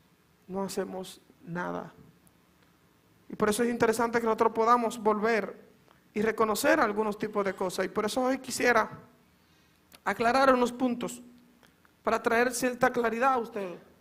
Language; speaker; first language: Spanish; native; Spanish